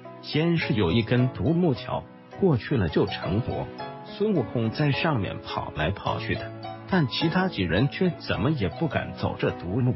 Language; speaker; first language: Chinese; native; Chinese